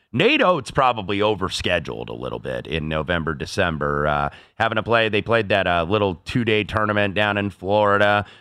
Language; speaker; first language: English; native; English